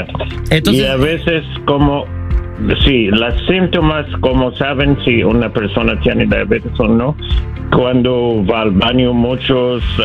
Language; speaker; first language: Spanish; non-native, learner; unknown